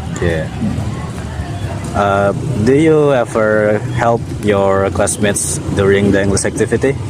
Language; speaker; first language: English; non-native, learner; Indonesian